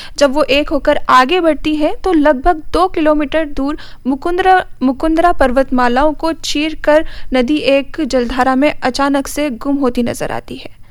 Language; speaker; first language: Hindi; native; Hindi